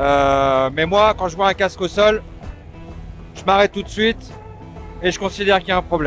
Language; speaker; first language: French; native; French